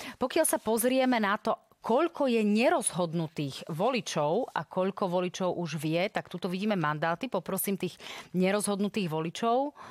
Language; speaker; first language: Slovak; native; Slovak